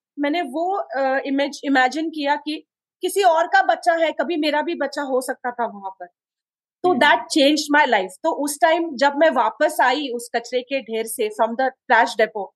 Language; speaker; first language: Hindi; non-native, local second language; Konkani